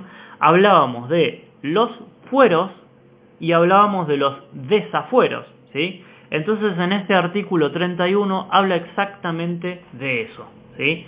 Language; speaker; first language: Spanish; native; Spanish